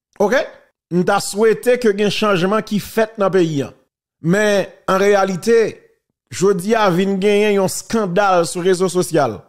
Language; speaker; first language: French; non-native, local second language; Haitian Creole